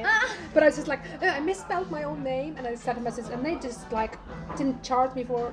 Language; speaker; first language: English; non-native, fluent; Icelandic